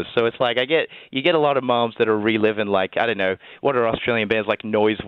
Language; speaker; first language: English; native; English